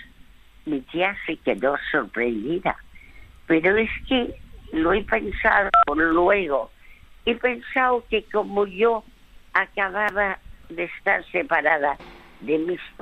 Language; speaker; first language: Spanish; early bilingual, other home language; French